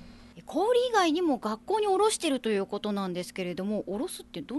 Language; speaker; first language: Japanese; native; Japanese